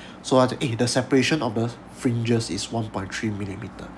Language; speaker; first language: English; non-native, local second language; Chinese